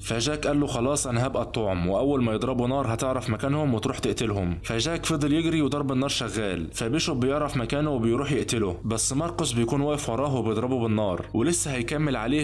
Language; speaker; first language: Arabic; native; Arabic